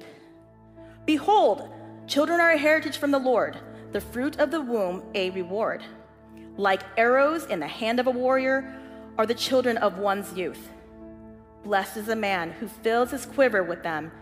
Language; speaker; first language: English; native; English